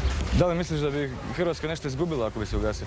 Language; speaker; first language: Croatian; native; Croatian